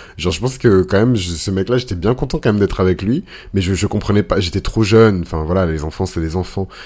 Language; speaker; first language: French; early bilingual, other home language; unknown